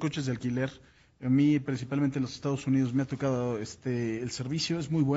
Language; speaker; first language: Spanish; native; Spanish